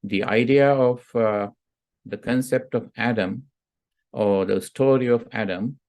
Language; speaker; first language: English; non-native, local second language; Sinhala